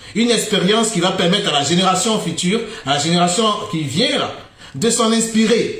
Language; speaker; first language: French; native; French